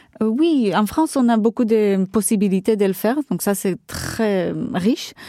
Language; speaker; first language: French; non-native, fluent; Portuguese